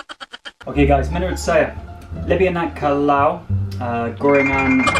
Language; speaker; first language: Indonesian; non-native, fluent; English